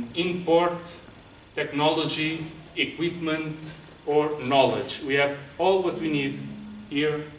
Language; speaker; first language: English; non-native, fluent; Portuguese